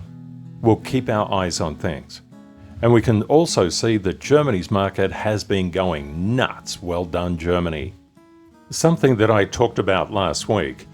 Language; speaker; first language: English; native; English